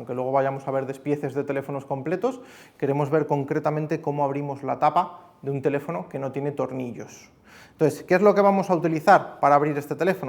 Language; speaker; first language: Spanish; native; Spanish